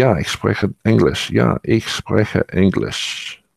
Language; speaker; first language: German; non-native, learner; English